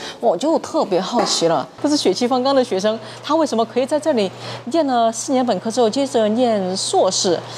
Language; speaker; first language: Chinese; native; Chinese